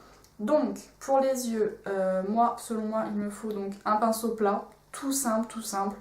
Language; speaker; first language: French; native; French